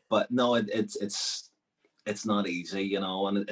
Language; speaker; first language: English; native; English